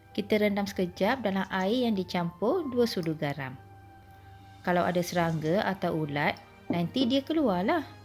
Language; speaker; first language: Malay; non-native, local second language; Tamil